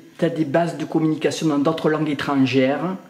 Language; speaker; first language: French; native; French